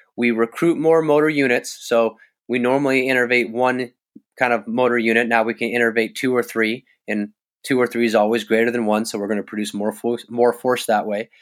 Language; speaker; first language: English; native; English